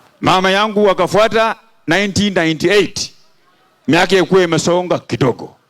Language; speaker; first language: Swahili; non-native, local second language; Luyia